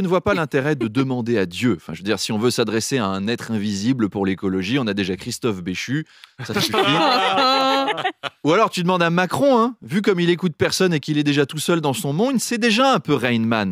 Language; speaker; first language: French; native; French